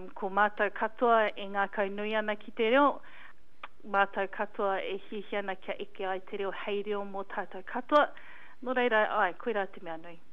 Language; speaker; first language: Māori; non-native, local second language; English